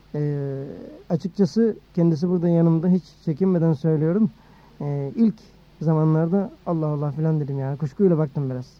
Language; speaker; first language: Turkish; native; Turkish